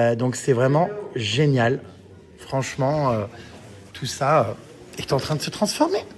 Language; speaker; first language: French; native; French